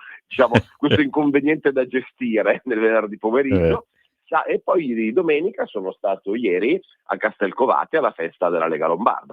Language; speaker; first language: Italian; native; Italian